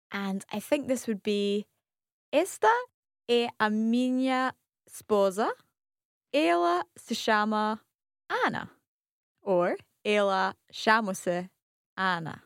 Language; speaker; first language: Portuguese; non-native, learner; English